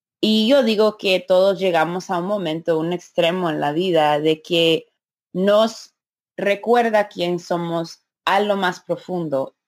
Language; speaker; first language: Spanish; early bilingual, heritage; Spanish